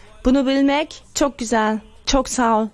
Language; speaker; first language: Turkish; early bilingual, other home language; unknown